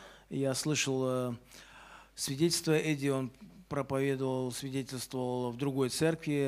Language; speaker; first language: Russian; native; Russian